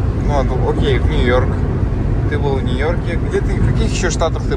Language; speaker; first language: Russian; non-native, local second language; Kazakh